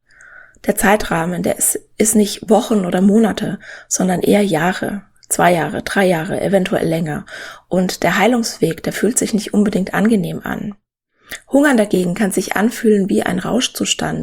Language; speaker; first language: German; native; German